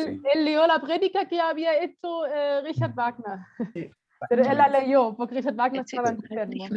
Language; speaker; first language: Spanish; non-native, fluent; German